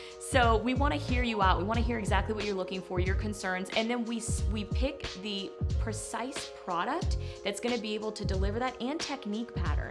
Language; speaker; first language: English; native; English